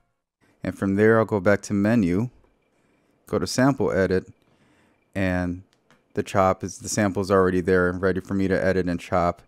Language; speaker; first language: English; native; English